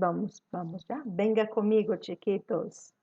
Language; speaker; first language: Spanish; non-native, learner; Portuguese